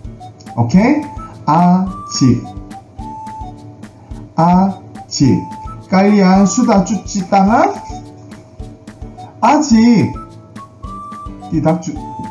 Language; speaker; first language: Indonesian; non-native, learner; Korean